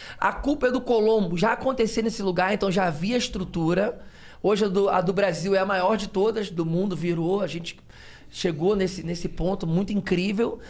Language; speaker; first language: Portuguese; native; Portuguese